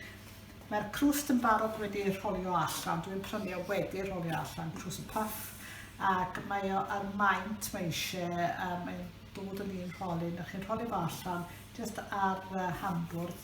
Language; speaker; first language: Welsh; native; Welsh